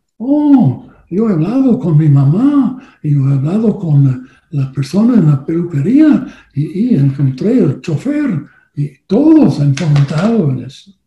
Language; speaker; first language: Spanish; non-native, learner; English